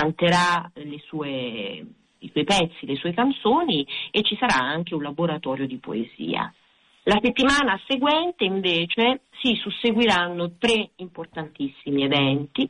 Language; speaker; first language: Italian; native; Italian